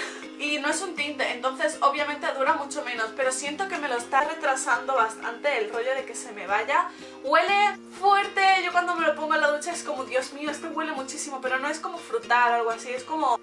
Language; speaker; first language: Spanish; native; Spanish